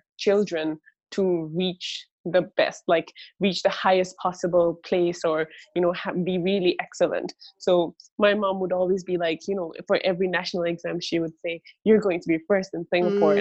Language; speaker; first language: English; early bilingual, other home language; Bangla